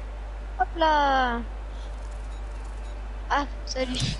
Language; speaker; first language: French; native; French